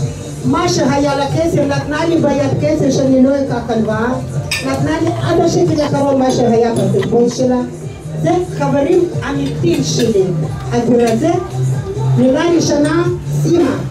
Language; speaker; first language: Hebrew; non-native, fluent; Russian